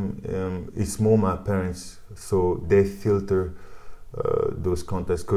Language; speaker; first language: English; non-native, fluent; French